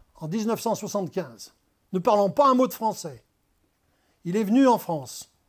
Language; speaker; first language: French; native; French